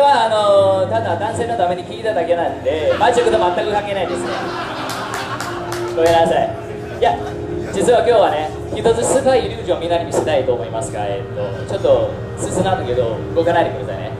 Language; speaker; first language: Japanese; non-native, fluent; Chinese